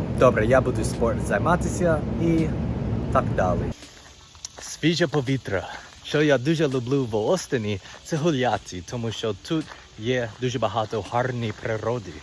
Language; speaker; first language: Ukrainian; non-native, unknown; English